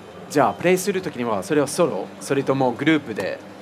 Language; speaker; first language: Japanese; non-native, fluent; English